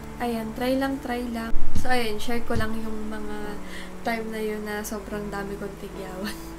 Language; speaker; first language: Filipino; native; Filipino